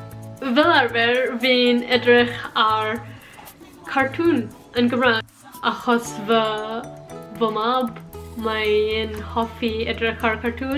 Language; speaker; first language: Welsh; non-native, learner; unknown